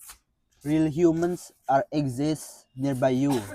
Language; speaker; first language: English; non-native, fluent; Indonesian